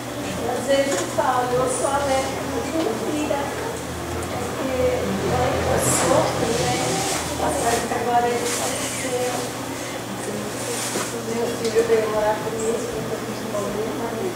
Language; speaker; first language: Portuguese; non-native, fluent; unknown